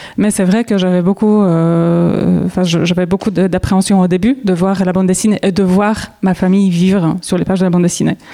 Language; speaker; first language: French; non-native, fluent; Polish